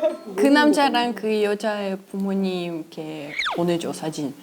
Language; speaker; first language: Korean; non-native, learner; Russian